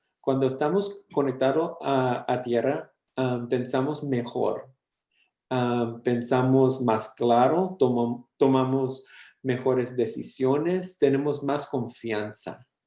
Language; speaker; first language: Spanish; early bilingual, heritage; English